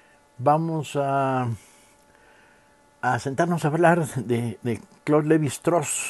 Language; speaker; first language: Spanish; native; Spanish